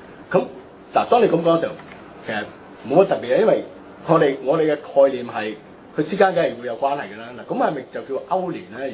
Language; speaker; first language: Chinese; non-native, local second language; Cantonese